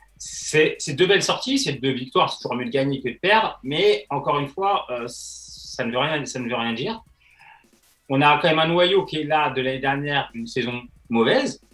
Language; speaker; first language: French; native; French